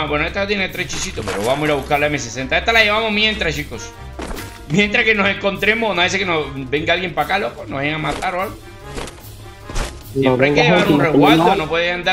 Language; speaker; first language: Spanish; native; Spanish